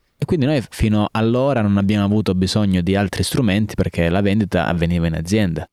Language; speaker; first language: Italian; native; Italian